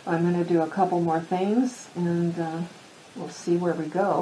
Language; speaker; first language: English; native; English